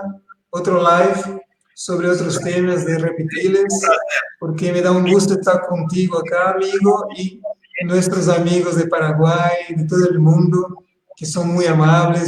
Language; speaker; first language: Spanish; non-native, fluent; Portuguese